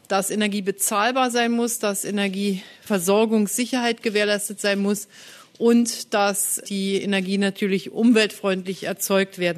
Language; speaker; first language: German; native; German